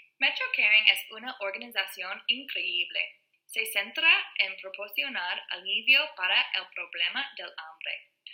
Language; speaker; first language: Spanish; non-native, learner; English